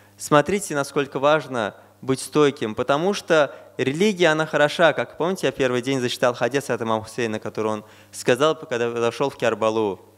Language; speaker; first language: Russian; non-native, fluent; Azerbaijani